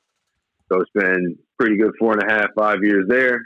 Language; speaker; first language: English; native; English